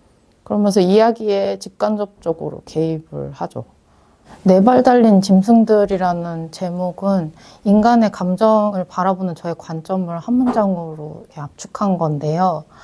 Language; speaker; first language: Korean; native; Korean